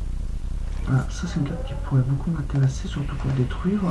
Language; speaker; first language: French; native; French